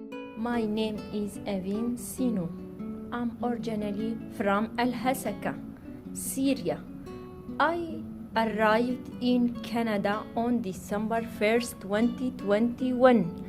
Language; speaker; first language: English; non-native, learner; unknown